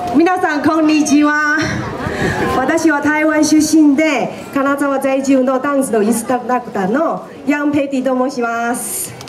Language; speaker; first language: Japanese; non-native, fluent; Chinese